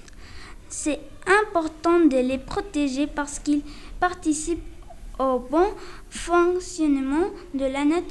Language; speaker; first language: French; non-native, learner; Spanish